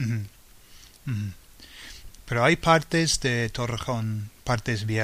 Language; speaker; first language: Spanish; non-native, fluent; English